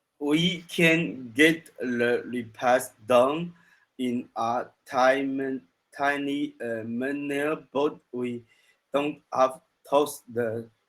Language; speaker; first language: English; non-native, learner; Chinese